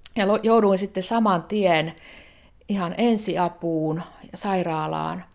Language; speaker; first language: Finnish; native; Finnish